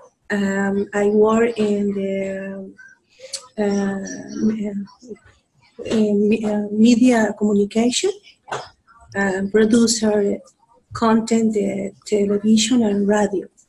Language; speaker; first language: English; non-native, learner; Spanish